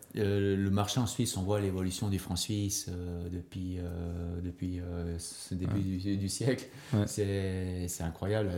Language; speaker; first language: French; native; French